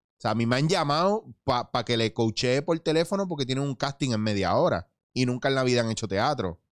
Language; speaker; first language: Spanish; native; Spanish